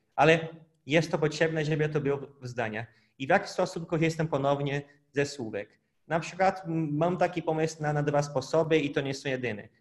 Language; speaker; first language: Polish; non-native, fluent; Portuguese